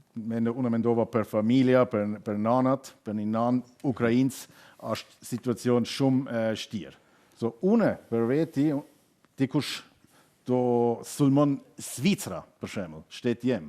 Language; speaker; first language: Albanian; non-native, learner; German